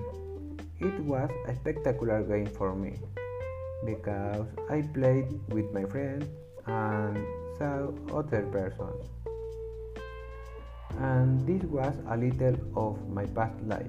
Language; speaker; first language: English; non-native, learner; Spanish